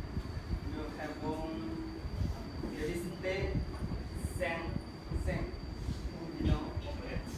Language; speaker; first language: French; non-native, learner; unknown